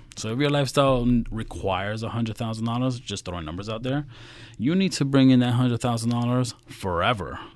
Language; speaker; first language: English; native; English